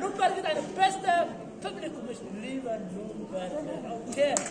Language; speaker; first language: German; non-native, learner; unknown